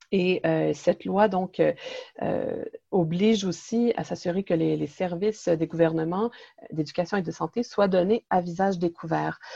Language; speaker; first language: French; native; French